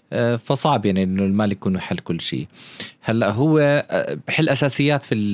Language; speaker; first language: Arabic; native; Arabic